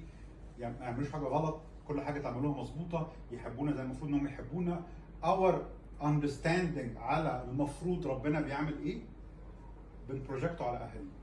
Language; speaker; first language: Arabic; native; Arabic